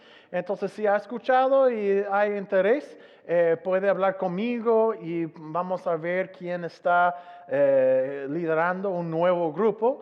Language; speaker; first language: Spanish; non-native, fluent; English